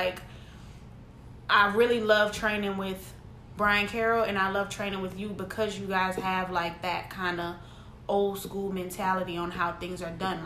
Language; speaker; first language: English; native; English